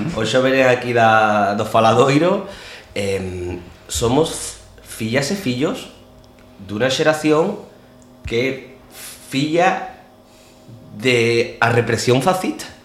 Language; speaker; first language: Galician; non-native, local second language; Spanish